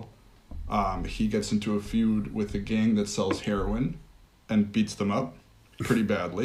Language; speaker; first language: English; native; English